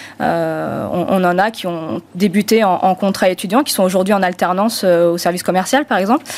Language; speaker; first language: French; non-native, fluent; Romanian